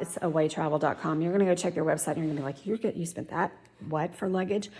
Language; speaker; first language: English; native; English